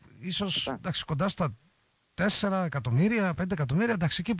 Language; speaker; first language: Greek; native; Greek